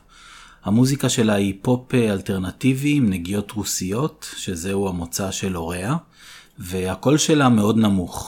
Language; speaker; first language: Hebrew; native; Hebrew